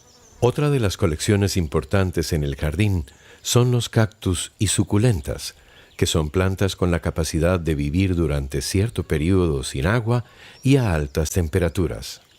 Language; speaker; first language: Spanish; native; Spanish